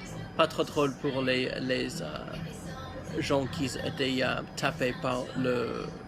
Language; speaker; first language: French; non-native, learner; English